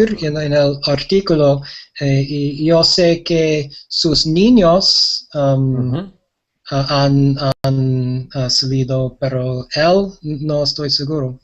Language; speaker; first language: Spanish; non-native, learner; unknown